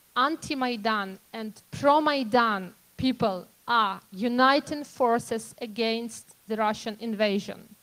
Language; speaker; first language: English; non-native, fluent; Ukrainian